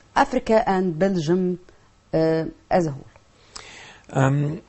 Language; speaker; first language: English; non-native, learner; Arabic